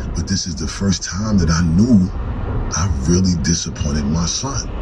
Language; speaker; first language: English; native; English